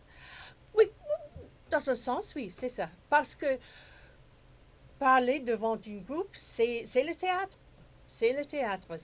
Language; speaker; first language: French; non-native, fluent; English